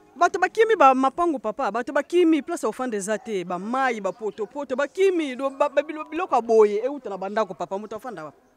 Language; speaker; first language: Lingala; native; Lingala